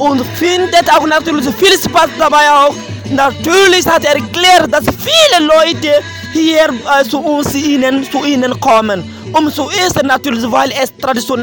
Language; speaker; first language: German; non-native, learner; Bambara